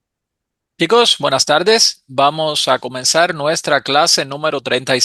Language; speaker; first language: Spanish; non-native, fluent; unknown